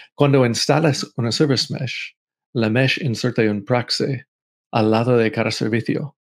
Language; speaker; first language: Spanish; non-native, fluent; English